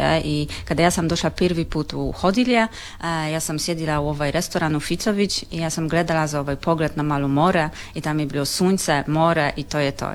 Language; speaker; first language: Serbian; non-native, learner; Polish